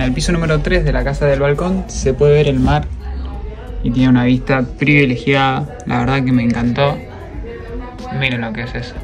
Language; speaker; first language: Spanish; native; Spanish